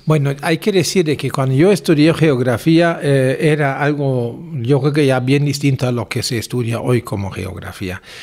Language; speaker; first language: Spanish; non-native, fluent; German